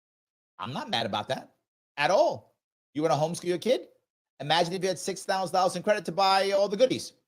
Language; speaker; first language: English; native; English